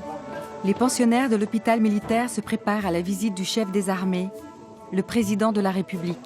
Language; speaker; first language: French; native; French